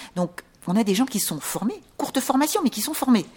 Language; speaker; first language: French; native; French